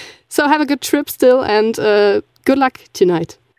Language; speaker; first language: English; non-native, fluent; German